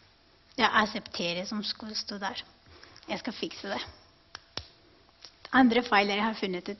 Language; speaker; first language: Norwegian; non-native, fluent; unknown